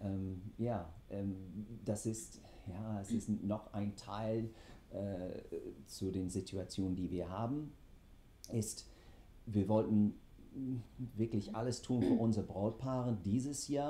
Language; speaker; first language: German; non-native, fluent; English